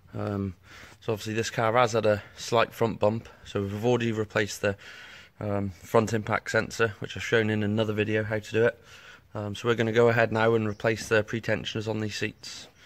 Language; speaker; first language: English; native; English